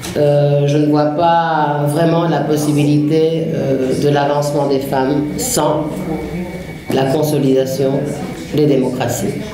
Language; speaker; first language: French; non-native, fluent; Spanish